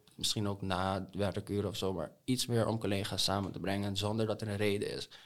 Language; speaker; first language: Dutch; non-native, local second language; Papiamento